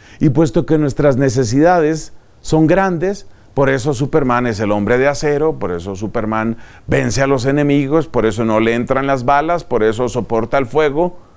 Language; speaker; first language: Spanish; native; Spanish